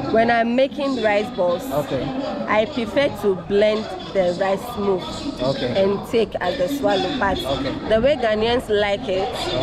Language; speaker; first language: English; non-native, local second language; Yoruba